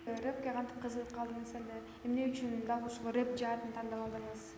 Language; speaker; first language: Kyrgyz; native; Kyrgyz